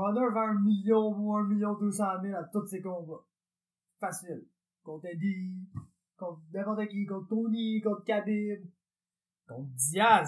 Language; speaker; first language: French; native; French